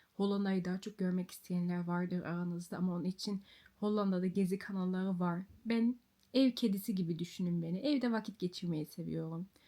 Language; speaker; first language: Turkish; early bilingual, heritage; Turkish